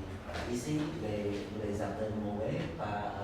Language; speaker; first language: French; non-native, learner; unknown